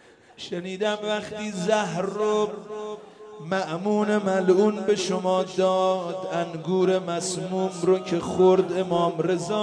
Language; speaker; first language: Persian; native; Persian